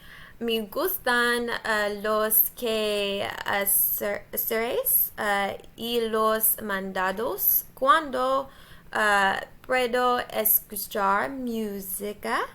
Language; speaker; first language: Spanish; non-native, learner; English